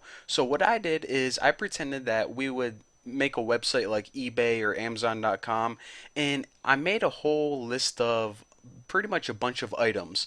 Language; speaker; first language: English; native; English